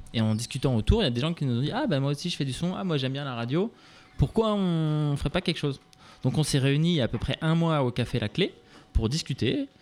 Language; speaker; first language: French; native; French